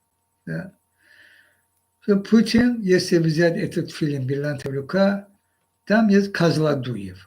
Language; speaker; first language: Russian; non-native, local second language; Azerbaijani